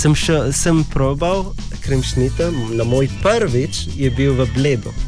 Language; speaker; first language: Slovenian; non-native, learner; Arabic